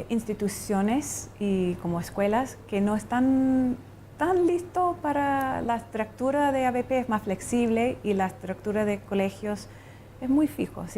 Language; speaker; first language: Spanish; non-native, fluent; English